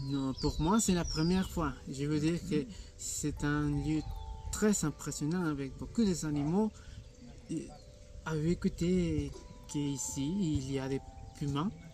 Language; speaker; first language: French; non-native, learner; Spanish